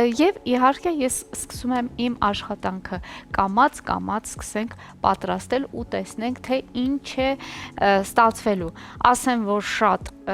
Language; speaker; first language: Armenian; native; Armenian